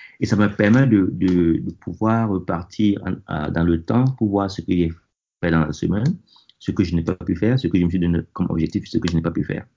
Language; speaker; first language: French; non-native, local second language; Mossi